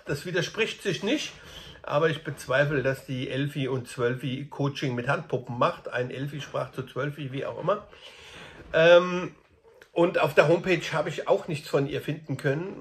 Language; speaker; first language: German; native; German